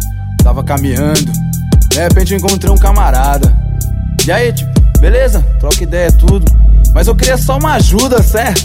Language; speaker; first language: Portuguese; native; Portuguese